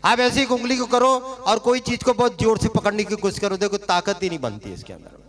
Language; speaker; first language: Hindi; non-native, local second language; Marathi